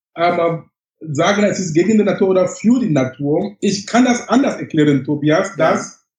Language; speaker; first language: German; non-native, fluent; English